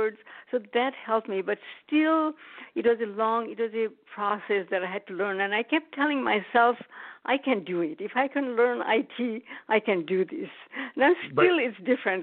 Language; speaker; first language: English; non-native, local second language; Bangla